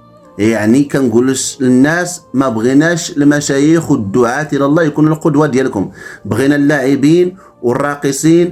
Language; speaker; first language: Arabic; native; Arabic